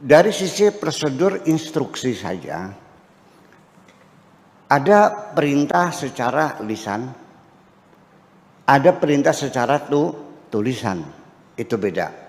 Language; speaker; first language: Indonesian; native; Indonesian